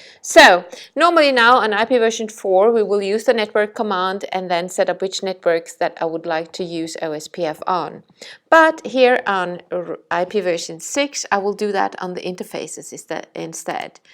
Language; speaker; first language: English; non-native, fluent; Danish